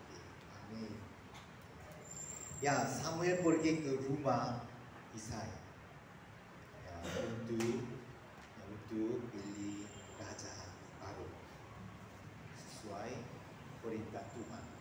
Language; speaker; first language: Indonesian; non-native, fluent; Korean